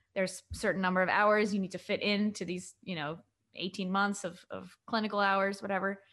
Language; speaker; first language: English; native; English